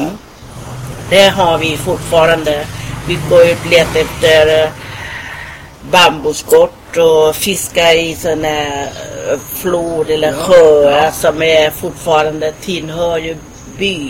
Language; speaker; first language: Swedish; non-native, fluent; Thai